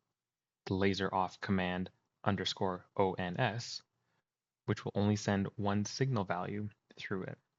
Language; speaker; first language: English; native; English